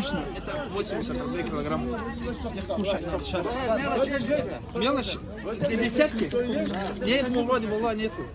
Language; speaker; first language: Russian; non-native, local second language; Turkish